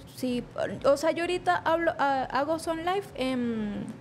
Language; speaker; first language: Spanish; native; Spanish